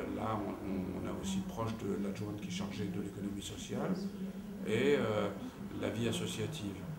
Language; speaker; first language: French; early bilingual, other home language; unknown